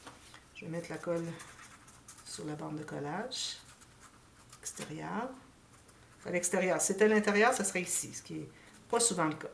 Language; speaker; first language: French; native; French